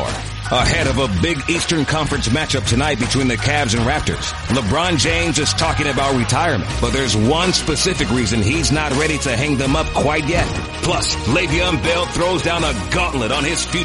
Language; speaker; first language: English; native; English